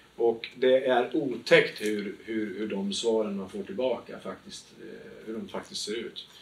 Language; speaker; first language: Swedish; native; Swedish